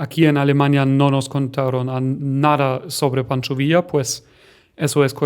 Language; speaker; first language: Spanish; non-native, fluent; German